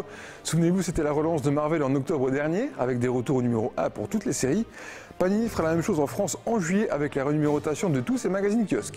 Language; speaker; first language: French; native; French